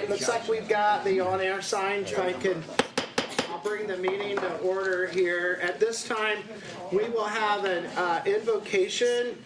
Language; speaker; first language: English; native; English